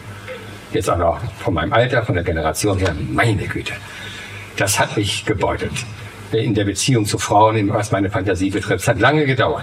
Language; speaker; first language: German; native; German